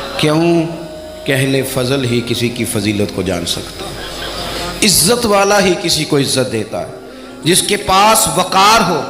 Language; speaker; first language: Urdu; non-native, local second language; Punjabi